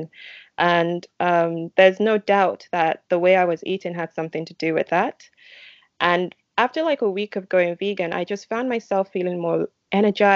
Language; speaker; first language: English; non-native, local second language; Yoruba